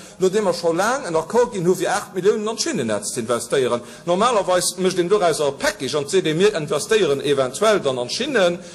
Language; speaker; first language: Luxembourgish; native; Luxembourgish